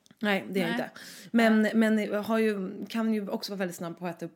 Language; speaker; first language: Swedish; native; Swedish